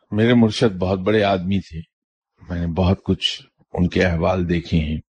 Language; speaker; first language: Urdu; non-native, local second language; Punjabi